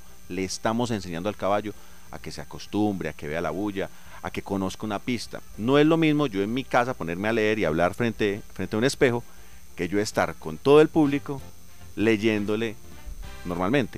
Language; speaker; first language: Spanish; native; Spanish